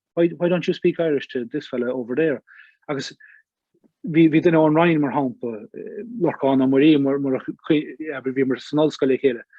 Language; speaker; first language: Irish; native; Irish